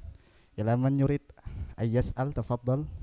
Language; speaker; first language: Arabic; non-native, fluent; Indonesian